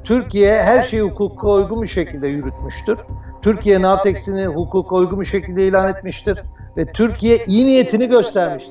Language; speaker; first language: Turkish; native; Turkish